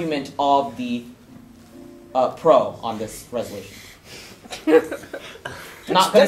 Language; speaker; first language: English; native; English